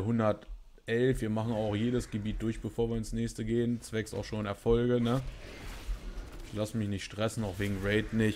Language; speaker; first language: German; native; German